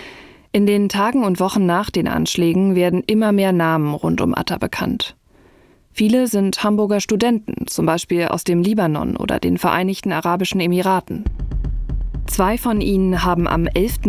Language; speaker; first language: German; native; German